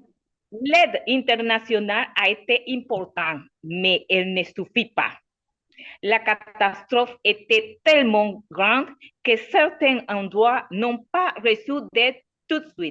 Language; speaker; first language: French; non-native, learner; Spanish